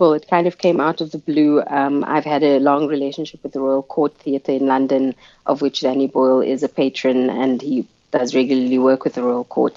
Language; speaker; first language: English; non-native, local second language; Afrikaans